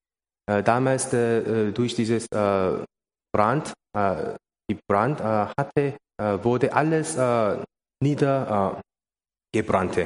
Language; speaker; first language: German; non-native, learner; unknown